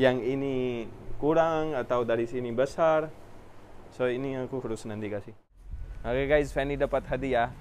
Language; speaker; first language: Indonesian; non-native, fluent; Urdu